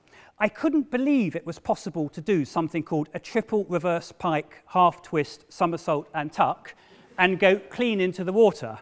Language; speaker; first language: English; native; English